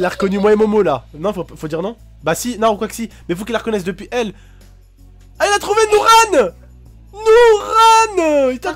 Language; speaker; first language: French; native; French